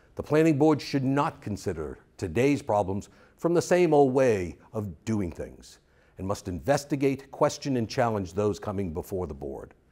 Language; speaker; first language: English; native; English